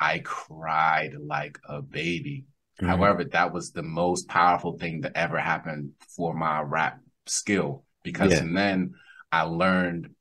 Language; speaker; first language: English; native; English